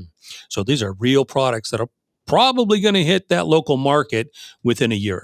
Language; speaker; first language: English; native; English